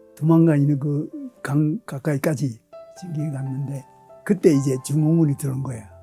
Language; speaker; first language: Korean; early bilingual, other home language; Japanese